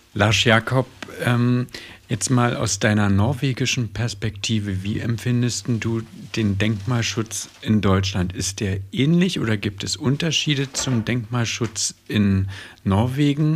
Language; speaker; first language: German; native; German